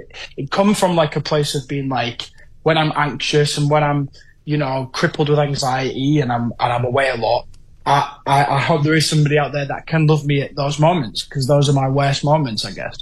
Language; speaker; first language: English; native; English